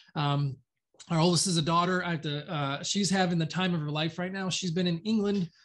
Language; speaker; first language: English; native; English